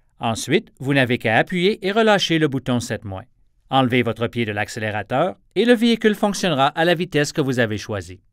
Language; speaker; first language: French; native; French